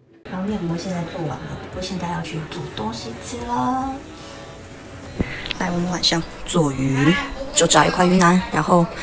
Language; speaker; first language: Chinese; native; Chinese